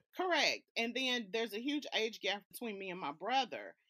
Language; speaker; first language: English; native; English